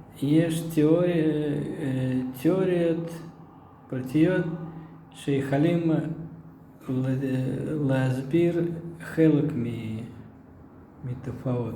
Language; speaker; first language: Hebrew; non-native, fluent; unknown